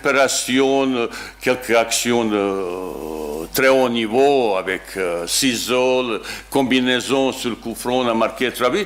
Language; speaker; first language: French; non-native, learner; Bosnian